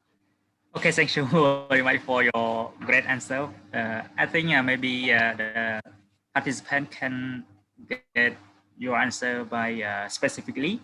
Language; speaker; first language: English; non-native, fluent; Khmer